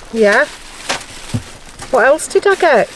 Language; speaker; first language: English; native; English